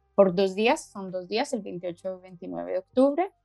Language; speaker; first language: Spanish; native; Spanish